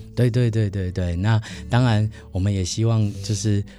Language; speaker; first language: Chinese; native; Chinese